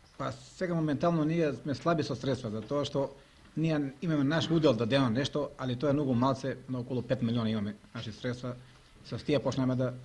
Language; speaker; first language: Macedonian; native; Macedonian